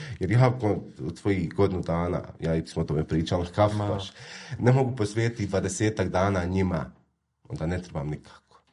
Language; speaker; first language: Croatian; native; Croatian